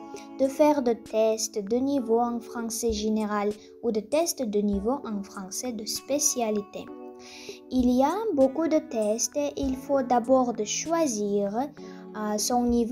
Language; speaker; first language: French; non-native, fluent; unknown